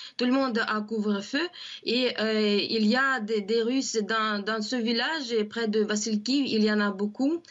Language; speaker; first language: French; non-native, fluent; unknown